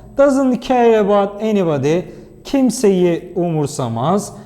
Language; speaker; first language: English; non-native, fluent; Turkish